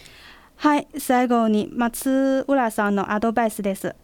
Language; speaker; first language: Japanese; non-native, fluent; Chinese